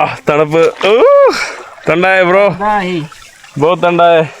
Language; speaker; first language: Hindi; non-native, learner; Malayalam